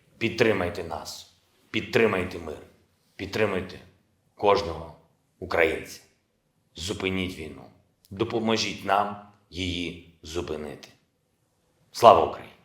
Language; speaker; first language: Ukrainian; non-native, local second language; Russian